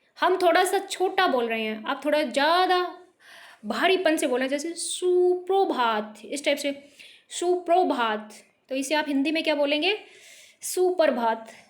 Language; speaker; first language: Hindi; native; Hindi